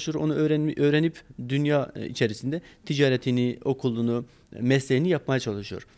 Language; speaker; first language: Turkish; non-native, local second language; Kurdish